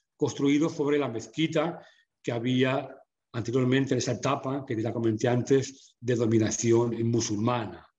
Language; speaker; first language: Spanish; native; Spanish